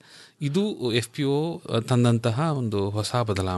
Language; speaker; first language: Kannada; native; Kannada